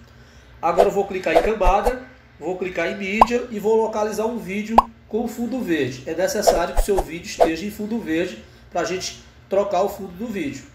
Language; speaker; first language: Portuguese; native; Portuguese